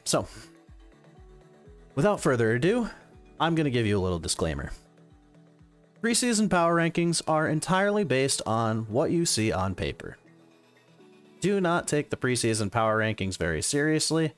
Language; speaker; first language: English; native; English